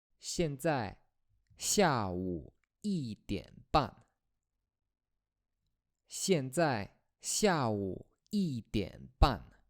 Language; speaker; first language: Chinese; non-native, fluent; Polish